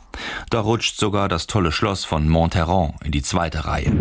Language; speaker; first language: German; native; German